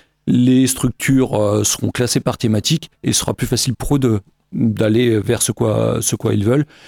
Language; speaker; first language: French; native; French